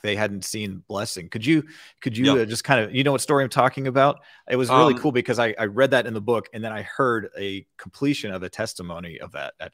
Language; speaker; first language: English; native; English